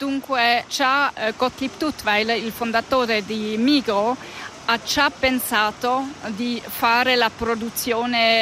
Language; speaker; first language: Italian; non-native, fluent; German